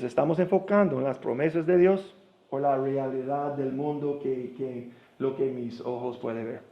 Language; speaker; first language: Spanish; non-native, learner; English